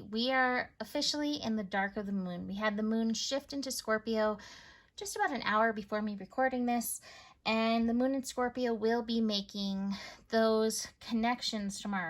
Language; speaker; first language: English; native; English